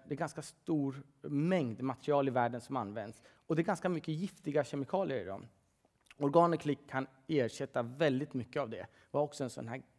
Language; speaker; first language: Swedish; early bilingual, other home language; Persian